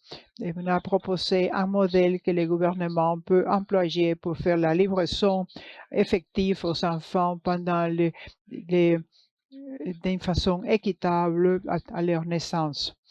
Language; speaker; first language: French; non-native, learner; English